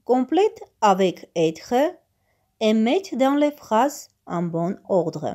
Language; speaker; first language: French; non-native, fluent; Armenian